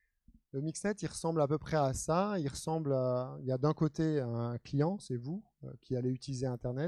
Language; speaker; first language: French; native; French